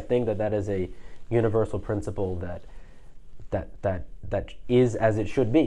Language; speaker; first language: English; native; English